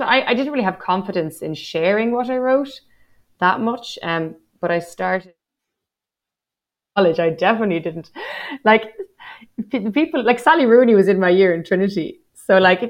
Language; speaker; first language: English; native; English